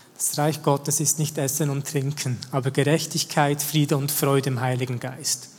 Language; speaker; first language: German; native; German